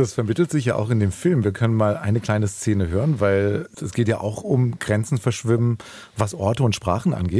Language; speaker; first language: German; native; German